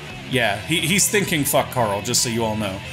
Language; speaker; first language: English; native; English